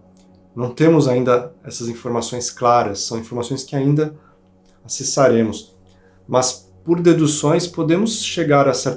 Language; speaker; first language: Portuguese; native; Portuguese